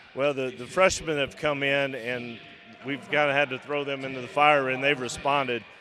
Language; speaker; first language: English; native; English